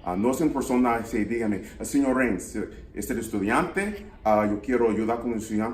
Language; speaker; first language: Spanish; non-native, learner; English